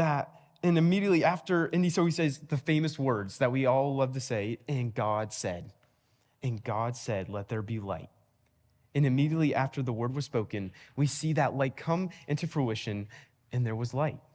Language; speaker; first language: English; native; English